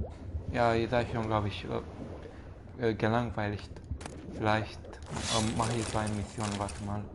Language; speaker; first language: German; non-native, fluent; Romanian